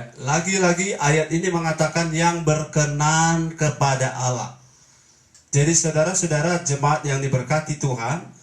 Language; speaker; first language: Indonesian; native; Indonesian